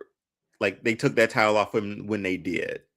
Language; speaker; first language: English; native; English